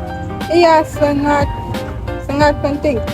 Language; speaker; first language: Indonesian; non-native, learner; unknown